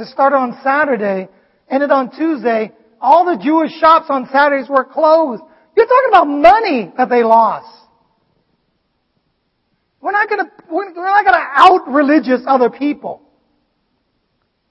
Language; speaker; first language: English; non-native, fluent; Vietnamese